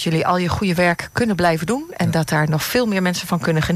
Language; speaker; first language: Dutch; native; Dutch